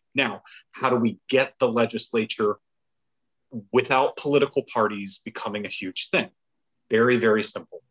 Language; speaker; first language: English; native; English